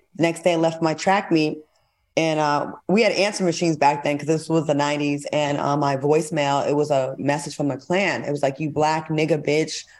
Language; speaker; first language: English; native; English